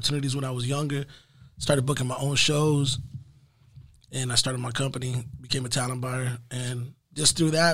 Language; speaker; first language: English; early bilingual, other home language; Spanish